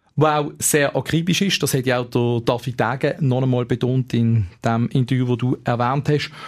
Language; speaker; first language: German; native; German